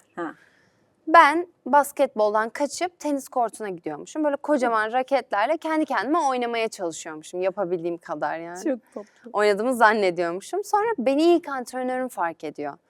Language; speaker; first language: Turkish; native; Turkish